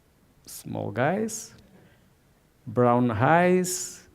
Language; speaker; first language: English; non-native, learner; Portuguese